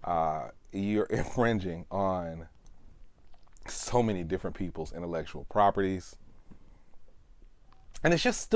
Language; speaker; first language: English; native; English